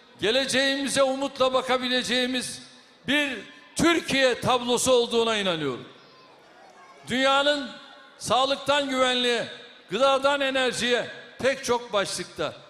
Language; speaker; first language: Turkish; native; Turkish